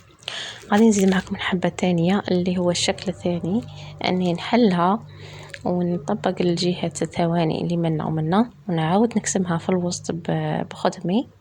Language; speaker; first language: Arabic; native; Arabic